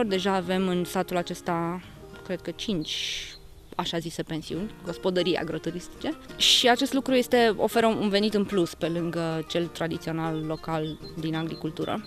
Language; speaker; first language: Romanian; native; Romanian